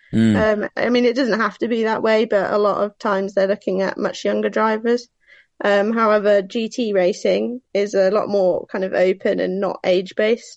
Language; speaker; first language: English; native; English